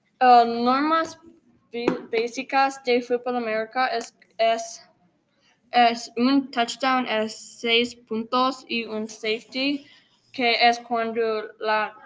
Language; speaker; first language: Spanish; non-native, learner; English